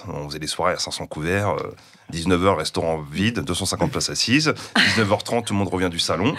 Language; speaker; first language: French; native; French